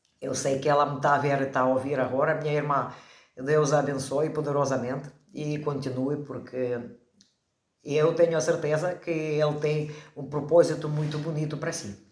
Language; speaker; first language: Portuguese; non-native, fluent; Ukrainian